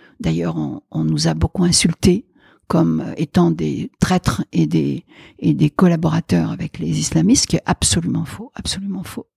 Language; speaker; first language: French; native; French